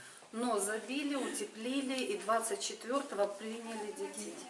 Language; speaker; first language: Russian; native; Russian